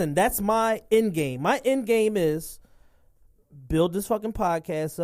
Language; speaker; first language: English; native; English